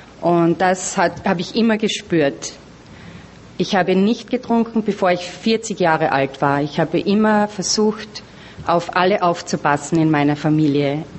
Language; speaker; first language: German; native; German